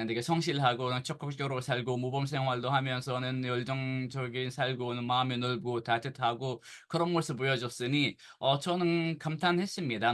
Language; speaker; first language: Korean; non-native, fluent; Arabic